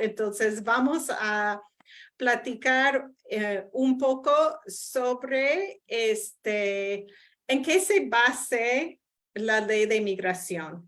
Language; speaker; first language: Spanish; non-native, fluent; English